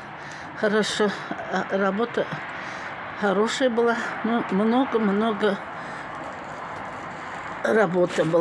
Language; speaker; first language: Russian; non-native, local second language; Tatar